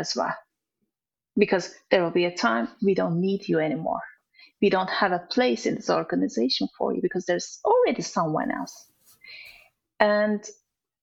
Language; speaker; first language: English; non-native, fluent; Turkish